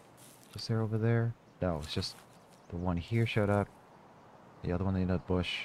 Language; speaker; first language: English; native; English